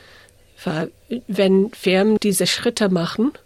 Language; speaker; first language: German; non-native, fluent; English